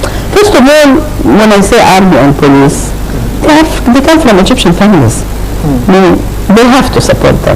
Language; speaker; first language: English; non-native, fluent; Arabic